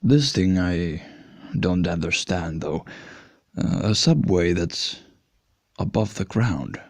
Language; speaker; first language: English; non-native, fluent; Finnish